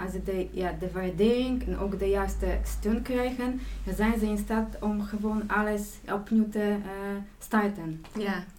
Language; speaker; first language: Dutch; non-native, fluent; Polish